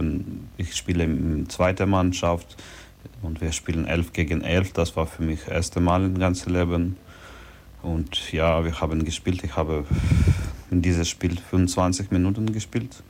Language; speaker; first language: German; non-native, learner; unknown